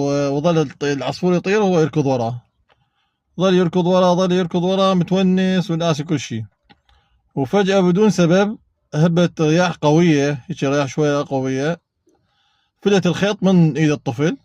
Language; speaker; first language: Arabic; native; Arabic